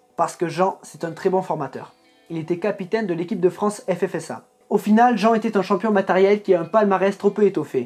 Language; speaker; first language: French; native; French